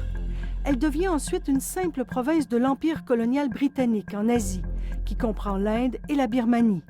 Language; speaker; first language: French; native; French